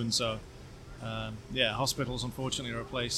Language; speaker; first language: English; native; English